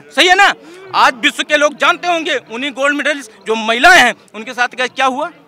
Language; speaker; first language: Hindi; native; Hindi